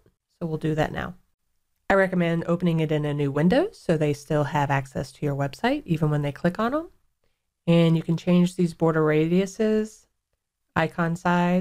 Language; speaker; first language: English; native; English